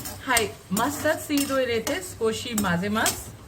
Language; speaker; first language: Japanese; non-native, fluent; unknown